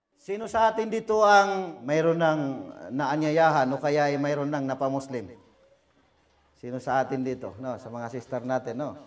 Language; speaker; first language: Filipino; non-native, local second language; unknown